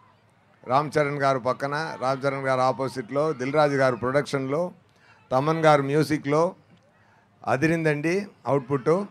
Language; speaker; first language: Telugu; non-native, learner; Tamil